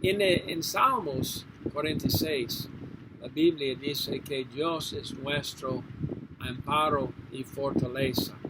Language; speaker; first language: Spanish; non-native, learner; English